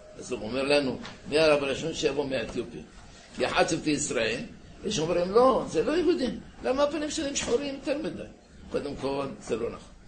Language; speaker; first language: Hebrew; early bilingual, other home language; Arabic